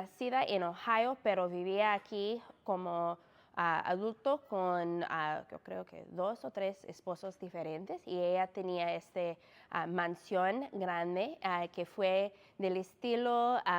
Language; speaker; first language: Spanish; non-native, fluent; English